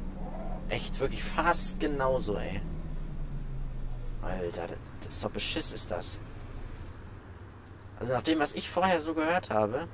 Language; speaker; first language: German; native; German